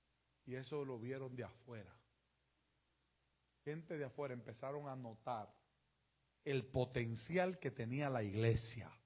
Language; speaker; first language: Spanish; native; Spanish